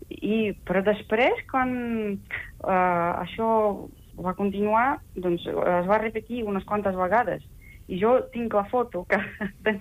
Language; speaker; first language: Catalan; non-native, fluent; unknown